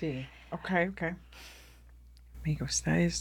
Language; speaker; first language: Spanish; early bilingual, heritage; Spanish